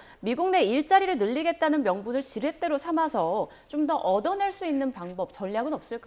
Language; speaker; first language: Korean; native; Korean